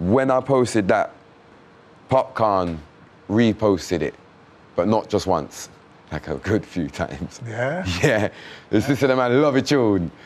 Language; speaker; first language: English; native; English